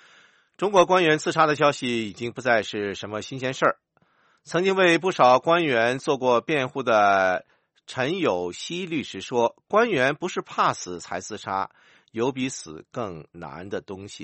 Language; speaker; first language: Chinese; native; Chinese